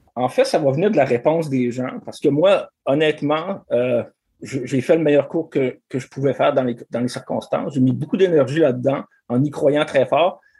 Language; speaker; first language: French; native; French